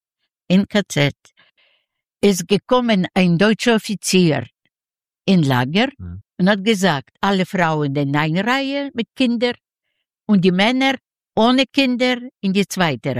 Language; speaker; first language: German; non-native, learner; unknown